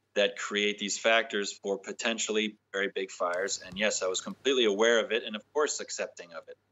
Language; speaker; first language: English; native; English